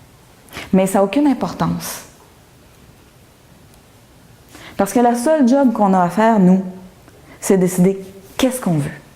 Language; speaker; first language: French; native; French